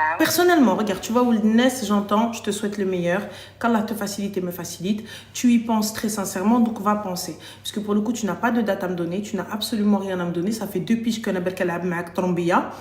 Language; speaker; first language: French; early bilingual, other home language; Arabic